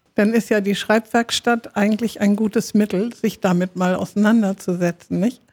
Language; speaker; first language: German; native; German